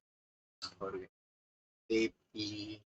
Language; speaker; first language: English; non-native, learner; Indonesian